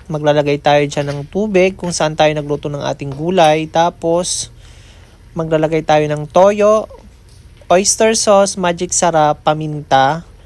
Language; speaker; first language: Filipino; non-native, local second language; Waray